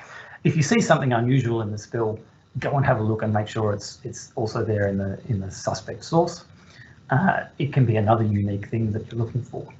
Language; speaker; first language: English; native; English